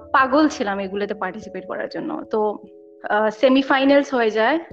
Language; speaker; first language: Bangla; non-native, local second language; Assamese